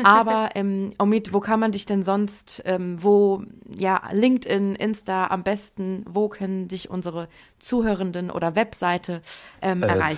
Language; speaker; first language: German; early bilingual, other home language; Persian